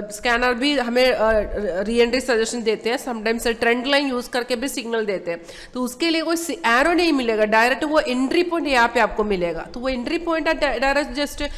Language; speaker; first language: Hindi; non-native, local second language; Malayalam